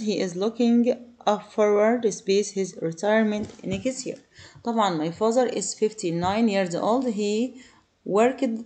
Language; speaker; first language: English; non-native, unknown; Arabic